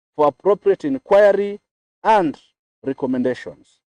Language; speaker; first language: English; non-native, local second language; Swahili